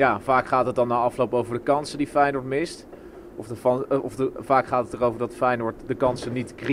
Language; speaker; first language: Dutch; native; Dutch